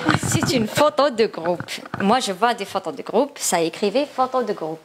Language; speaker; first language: French; non-native, learner; Chinese